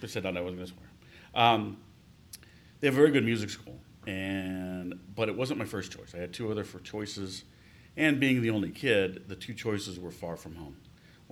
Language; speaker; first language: English; native; English